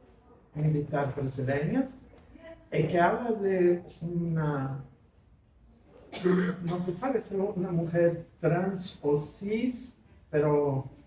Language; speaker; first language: Spanish; non-native, fluent; Portuguese